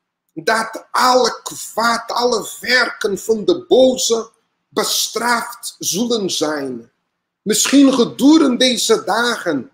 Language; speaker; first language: Dutch; non-native, learner; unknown